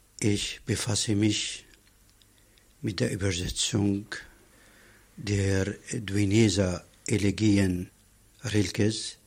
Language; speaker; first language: German; non-native, fluent; Arabic